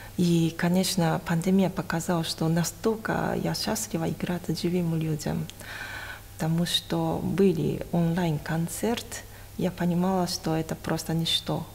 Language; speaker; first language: Russian; non-native, fluent; Japanese